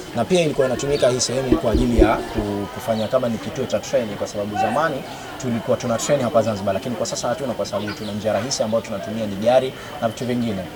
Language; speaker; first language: Swahili; native; Swahili